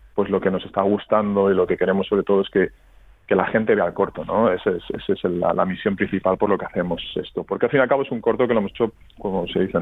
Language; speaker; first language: Spanish; native; Spanish